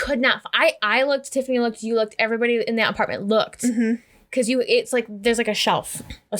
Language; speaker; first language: English; native; English